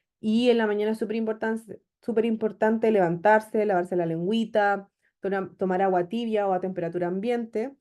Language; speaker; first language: Spanish; native; Spanish